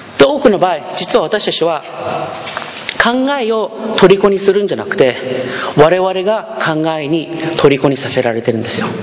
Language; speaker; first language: Japanese; early bilingual, heritage; Japanese